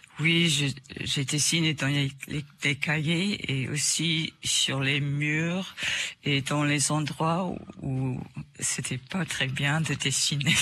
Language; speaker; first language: French; non-native, fluent; English